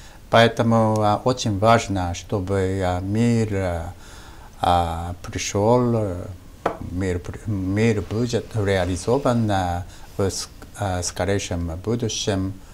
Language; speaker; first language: Russian; non-native, fluent; Japanese